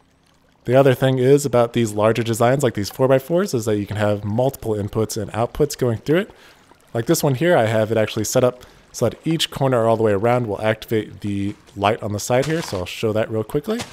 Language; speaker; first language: English; native; English